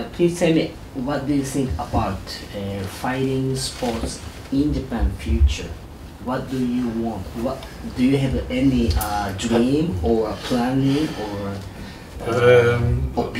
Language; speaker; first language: English; non-native, learner; Japanese